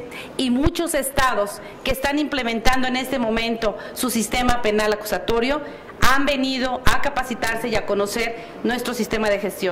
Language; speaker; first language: Spanish; native; Spanish